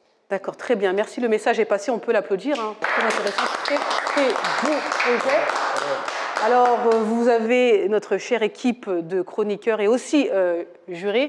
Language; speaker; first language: French; native; French